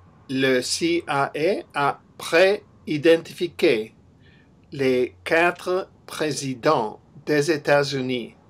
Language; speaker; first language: French; non-native, learner; English